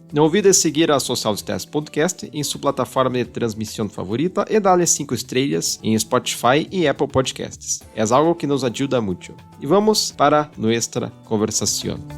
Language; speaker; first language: Portuguese; non-native, learner; Spanish